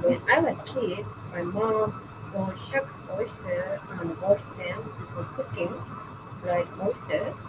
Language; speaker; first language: English; non-native, learner; Japanese